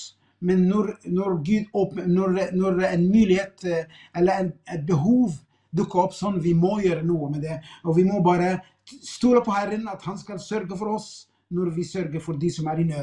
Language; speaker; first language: Swedish; non-native, fluent; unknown